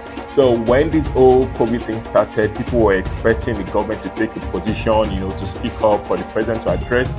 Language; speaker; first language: English; non-native, local second language; Yoruba